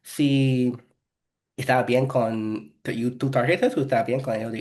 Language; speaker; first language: Spanish; non-native, fluent; English